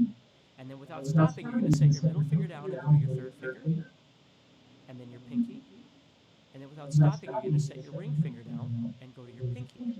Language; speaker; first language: English; native; English